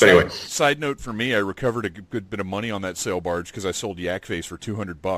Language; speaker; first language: English; native; English